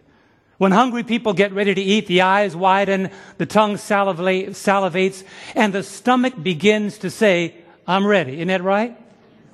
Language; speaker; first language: English; native; English